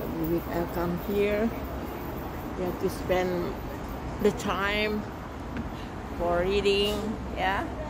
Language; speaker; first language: English; non-native, learner; Indonesian